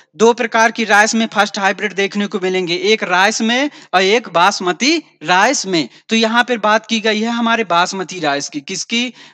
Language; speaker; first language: Hindi; native; Hindi